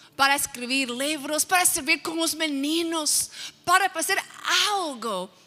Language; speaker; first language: Portuguese; non-native, fluent; English